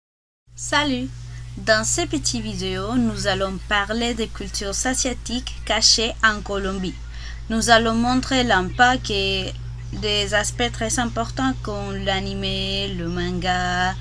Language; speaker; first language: French; non-native, learner; Spanish